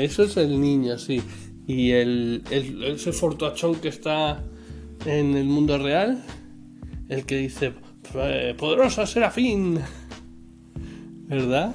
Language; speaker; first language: Spanish; native; Spanish